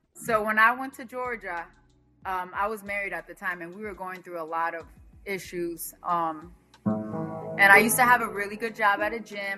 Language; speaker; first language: English; early bilingual, other home language; Spanish